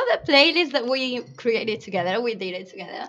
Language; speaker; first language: English; non-native, fluent; Spanish